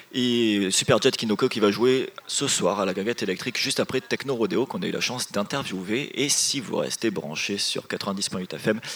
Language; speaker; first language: French; native; French